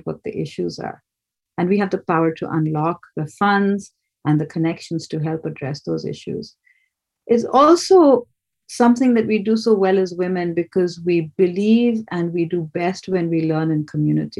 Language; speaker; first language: English; non-native, local second language; Bangla